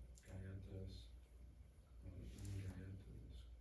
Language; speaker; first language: Spanish; non-native, learner; English